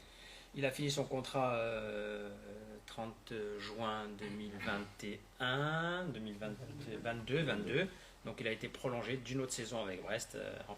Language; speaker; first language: French; native; French